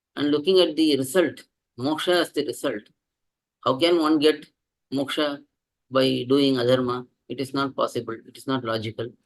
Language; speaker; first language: English; non-native, local second language; Tamil